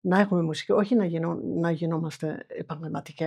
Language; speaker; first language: Greek; non-native, fluent; English